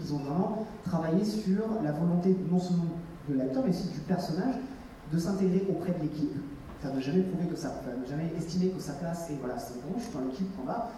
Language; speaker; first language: French; native; French